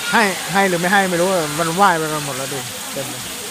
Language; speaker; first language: Thai; native; Thai